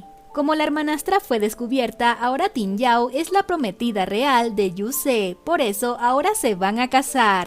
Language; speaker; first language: Spanish; native; Spanish